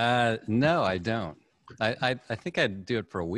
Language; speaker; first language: English; native; English